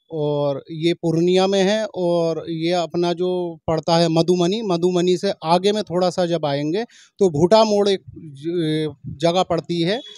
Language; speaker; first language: Hindi; native; Hindi